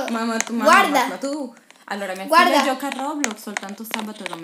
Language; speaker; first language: Italian; non-native, fluent; Spanish